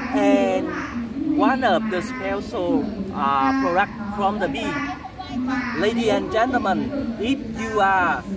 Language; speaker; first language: English; non-native, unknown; Vietnamese